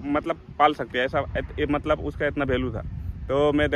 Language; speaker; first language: Hindi; non-native, local second language; Bangla